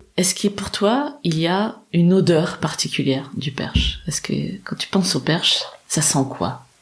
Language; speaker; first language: French; native; French